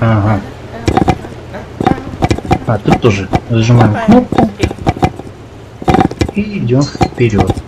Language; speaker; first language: Russian; native; Russian